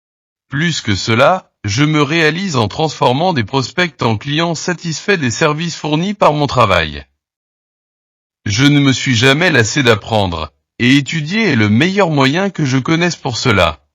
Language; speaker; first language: French; non-native, learner; Portuguese